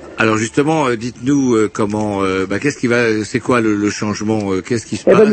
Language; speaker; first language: French; native; French